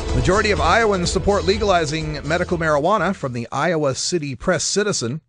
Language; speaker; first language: English; native; English